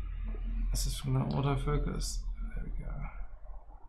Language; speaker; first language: English; native; English